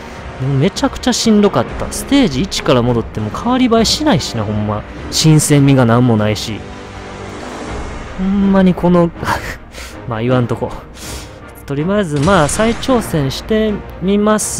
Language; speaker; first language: Japanese; native; Japanese